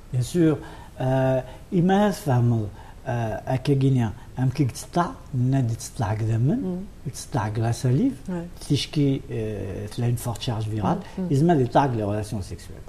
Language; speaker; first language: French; non-native, local second language; Arabic